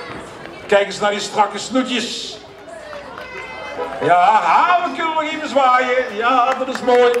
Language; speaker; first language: Dutch; native; Dutch